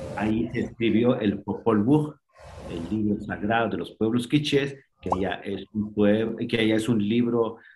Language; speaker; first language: Spanish; non-native, local second language; Kʼicheʼ